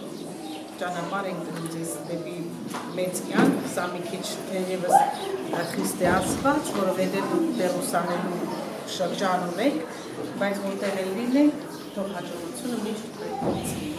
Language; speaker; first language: Armenian; native; Armenian